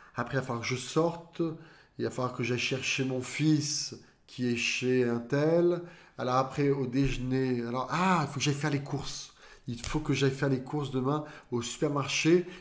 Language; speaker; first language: French; native; French